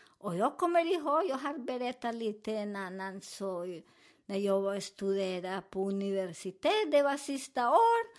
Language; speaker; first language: Swedish; non-native, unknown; Spanish